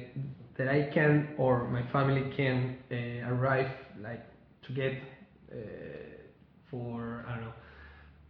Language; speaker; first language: English; non-native, learner; Spanish